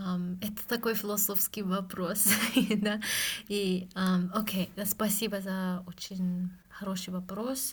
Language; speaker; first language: Russian; non-native, fluent; Japanese